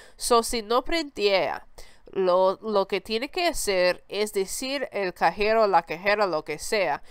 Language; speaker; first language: Spanish; early bilingual, heritage; Spanish